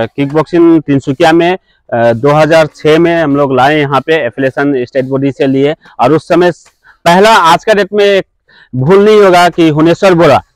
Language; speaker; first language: Hindi; native; Hindi